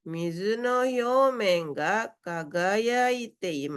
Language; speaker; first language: Japanese; non-native, fluent; Indonesian